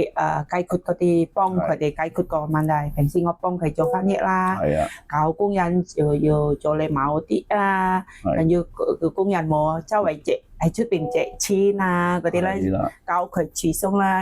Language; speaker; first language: Cantonese; non-native, fluent; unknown